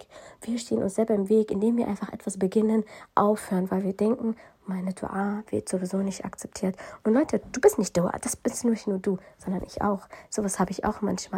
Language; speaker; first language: German; early bilingual, other home language; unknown